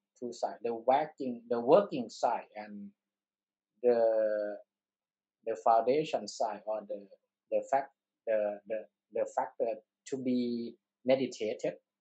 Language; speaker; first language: English; non-native, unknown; Thai